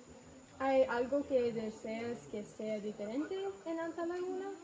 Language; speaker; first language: Spanish; non-native, learner; English